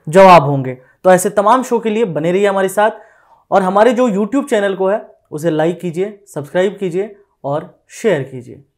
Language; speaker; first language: Hindi; native; Hindi